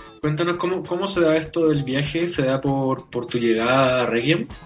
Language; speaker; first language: Spanish; native; Spanish